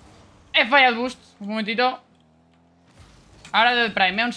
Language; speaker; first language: Spanish; native; Spanish